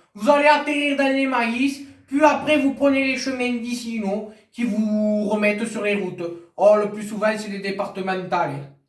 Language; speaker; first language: French; native; French